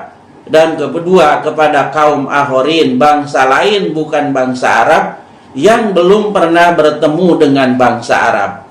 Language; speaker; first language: Indonesian; native; Indonesian